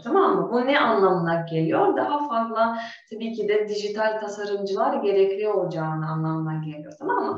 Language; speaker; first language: Turkish; non-native, fluent; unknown